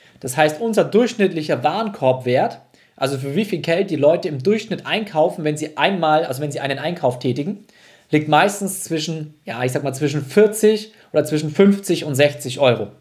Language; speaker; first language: German; native; German